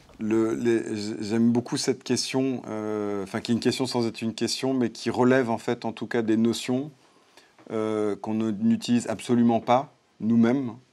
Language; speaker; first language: French; native; French